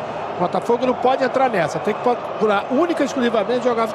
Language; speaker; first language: Portuguese; native; Portuguese